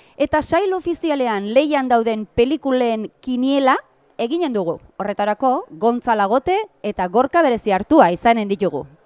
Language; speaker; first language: Basque; native; Basque